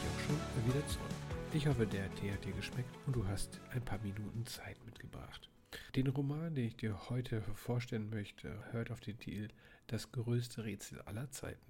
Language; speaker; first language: German; native; German